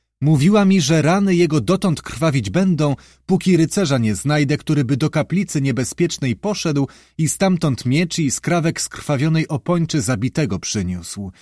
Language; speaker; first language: Polish; native; Polish